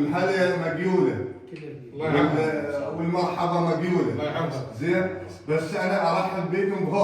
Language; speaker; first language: Arabic; native; Arabic